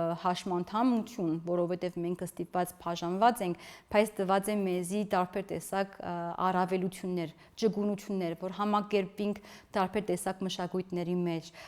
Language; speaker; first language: Armenian; early bilingual, heritage; Armenian